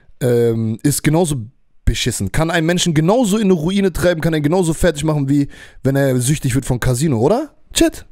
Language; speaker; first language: German; native; German